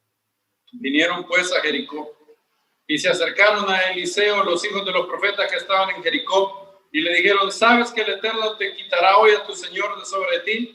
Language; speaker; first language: Spanish; native; Spanish